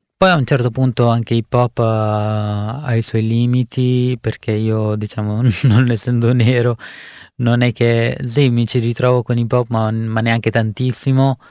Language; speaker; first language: Italian; early bilingual, other home language; Punjabi